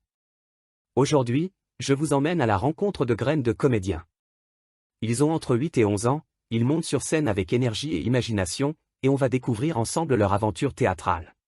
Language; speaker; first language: French; native; French